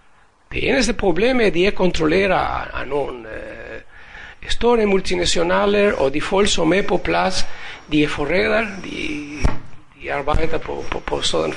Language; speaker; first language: Danish; non-native, fluent; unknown